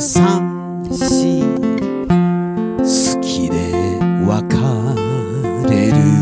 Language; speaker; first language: Japanese; native; Japanese